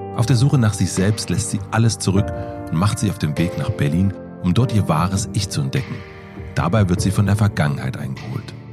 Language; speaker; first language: German; native; German